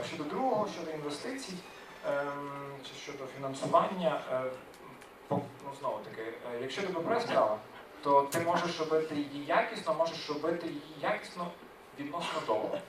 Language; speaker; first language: Ukrainian; native; Ukrainian